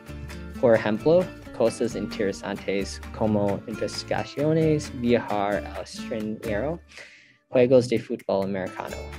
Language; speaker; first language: Spanish; non-native, learner; English